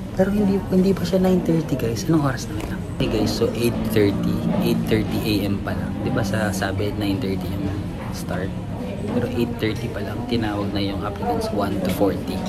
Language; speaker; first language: Filipino; native; Filipino